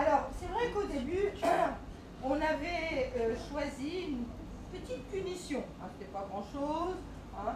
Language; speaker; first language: French; native; French